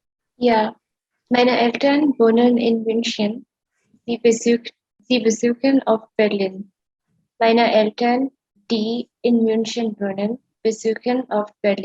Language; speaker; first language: German; non-native, learner; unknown